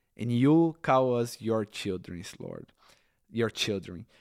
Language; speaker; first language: English; non-native, fluent; Portuguese